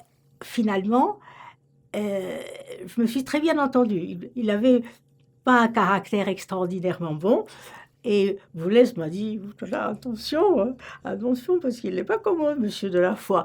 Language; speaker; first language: French; native; French